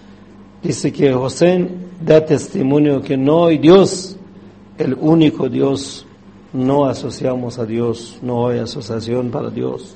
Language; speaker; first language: Spanish; non-native, fluent; Persian